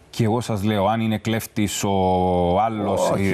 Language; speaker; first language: Greek; native; Greek